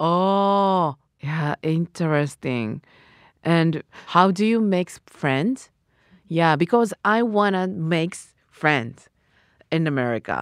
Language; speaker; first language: English; non-native, learner; Japanese